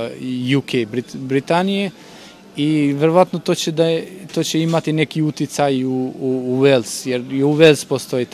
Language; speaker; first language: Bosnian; non-native, local second language; Albanian